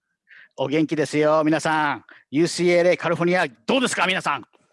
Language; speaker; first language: Japanese; native; Japanese